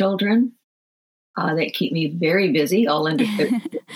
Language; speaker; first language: English; native; English